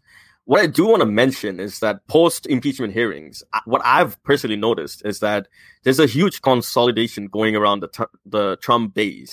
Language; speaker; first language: English; non-native, local second language; Bangla